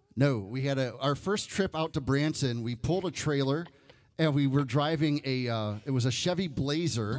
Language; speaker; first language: English; native; English